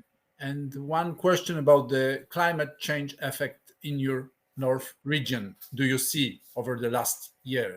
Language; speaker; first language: English; non-native, fluent; Polish